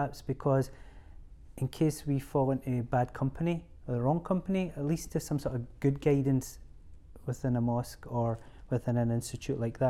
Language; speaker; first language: English; native; English